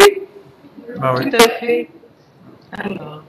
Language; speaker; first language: French; native; French